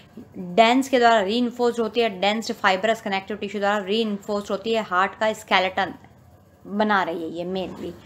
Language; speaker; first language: Hindi; native; Hindi